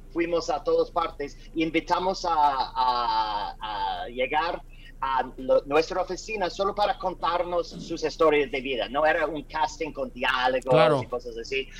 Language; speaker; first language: Spanish; non-native, learner; English